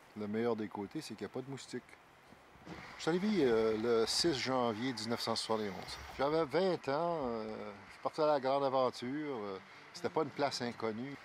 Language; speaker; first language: French; native; French